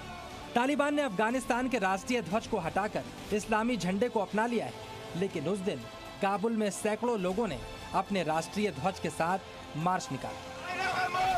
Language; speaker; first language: Hindi; native; Hindi